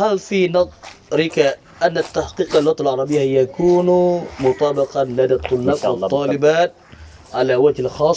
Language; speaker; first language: Arabic; non-native, fluent; Indonesian